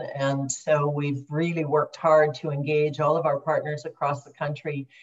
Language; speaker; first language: English; native; English